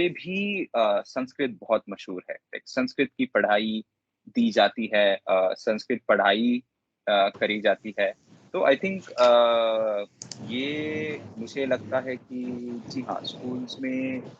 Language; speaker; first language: Hindi; non-native, local second language; Telugu